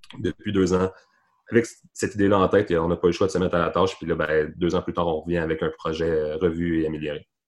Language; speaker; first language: French; native; French